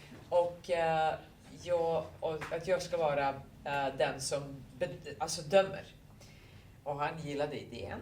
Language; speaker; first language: Swedish; non-native, fluent; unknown